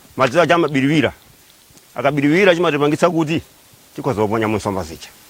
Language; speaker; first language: Nyanja; native; Nyanja